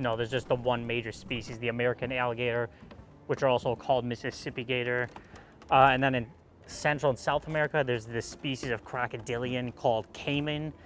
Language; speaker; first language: English; native; English